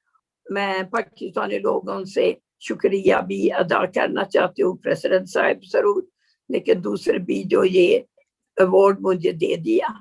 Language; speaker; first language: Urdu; non-native, learner; Swedish